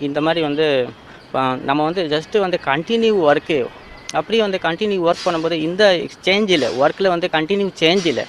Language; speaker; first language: Tamil; non-native, local second language; Hindi